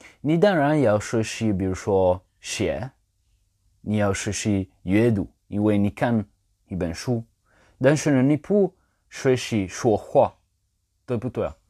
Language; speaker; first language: Chinese; non-native, learner; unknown